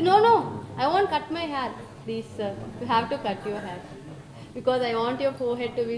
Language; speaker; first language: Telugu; non-native, learner; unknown